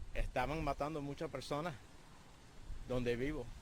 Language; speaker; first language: Spanish; early bilingual, heritage; Spanish